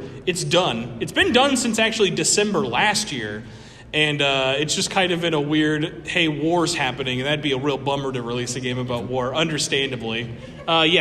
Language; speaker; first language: English; native; English